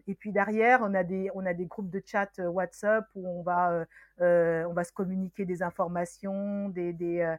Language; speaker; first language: French; early bilingual, other home language; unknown